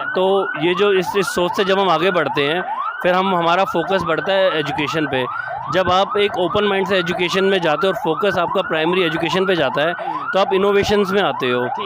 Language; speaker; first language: Hindi; native; Hindi